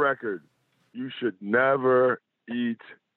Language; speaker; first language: English; native; English